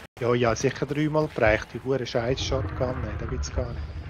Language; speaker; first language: German; native; German